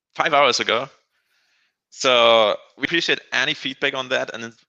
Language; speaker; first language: English; non-native, fluent; German